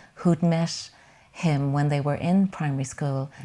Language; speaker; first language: English; native; English